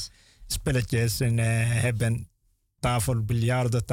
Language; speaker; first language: Dutch; non-native, learner; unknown